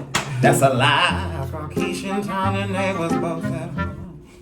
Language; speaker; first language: English; native; English